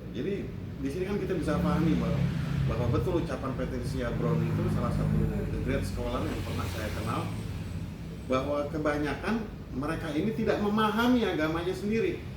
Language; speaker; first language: Indonesian; native; Indonesian